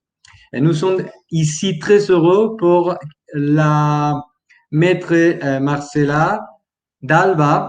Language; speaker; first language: French; non-native, learner; Spanish